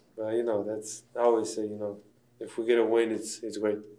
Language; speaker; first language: English; non-native, fluent; Slovenian